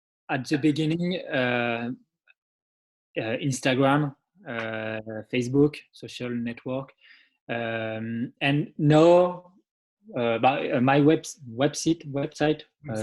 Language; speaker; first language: English; non-native, learner; French